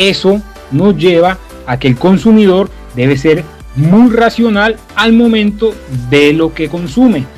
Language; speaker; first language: Spanish; native; Spanish